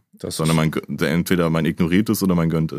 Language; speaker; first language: German; native; German